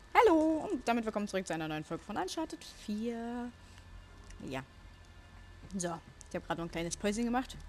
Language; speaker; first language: German; native; German